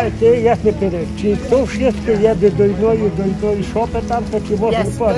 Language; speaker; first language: Polish; non-native, learner; Ukrainian